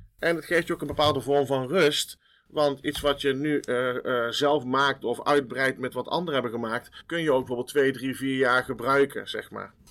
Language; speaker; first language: Dutch; native; Dutch